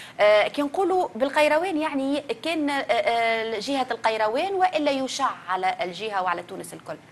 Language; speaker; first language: Arabic; native; Arabic